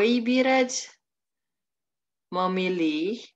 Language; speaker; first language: Indonesian; native; Indonesian